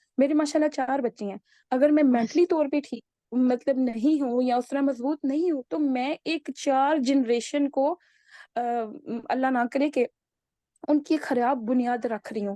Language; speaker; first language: Urdu; native; Urdu